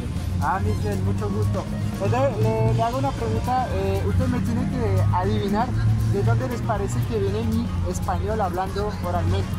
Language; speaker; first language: Spanish; non-native, fluent; French